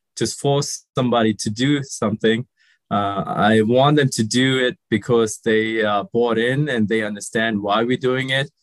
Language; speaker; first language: English; early bilingual, other home language; Sinhala